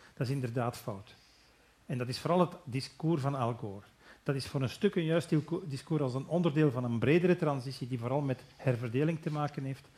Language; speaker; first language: Dutch; native; Dutch